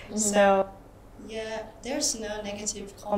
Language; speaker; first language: English; non-native, learner; Japanese